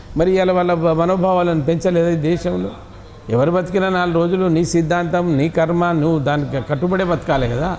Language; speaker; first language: Telugu; non-native, local second language; Lambadi